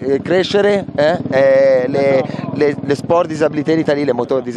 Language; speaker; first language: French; non-native, learner; Italian